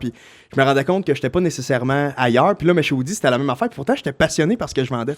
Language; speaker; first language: French; native; French